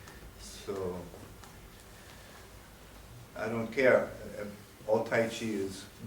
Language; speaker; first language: English; non-native, learner; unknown